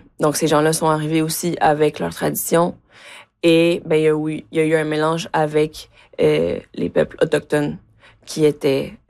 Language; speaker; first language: French; early bilingual, other home language; Spanish